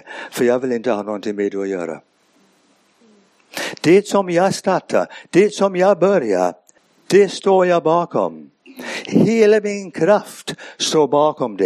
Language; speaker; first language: Swedish; non-native, fluent; English